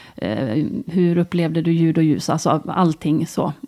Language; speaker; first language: Swedish; native; Swedish